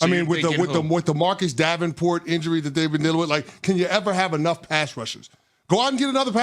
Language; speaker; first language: English; native; English